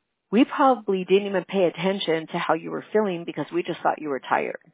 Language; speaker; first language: English; early bilingual, other home language; Spanish